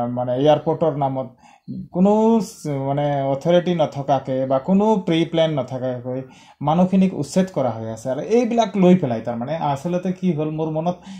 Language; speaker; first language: Assamese; non-native, local second language; Sadri